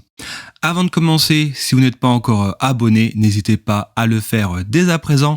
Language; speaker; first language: French; native; French